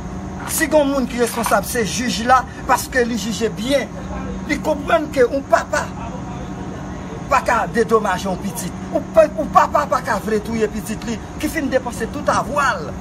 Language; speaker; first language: French; non-native, learner; Haitian Creole